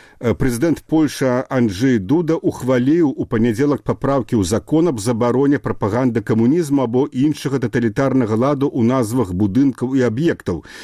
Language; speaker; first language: Belarusian; native; Belarusian